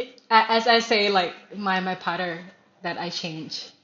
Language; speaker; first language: English; non-native, learner; Thai